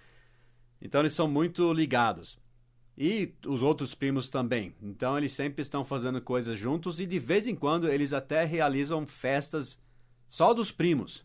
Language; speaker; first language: Portuguese; non-native, fluent; English